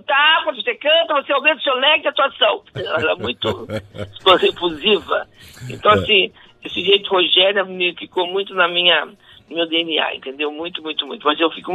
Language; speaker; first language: Portuguese; native; Portuguese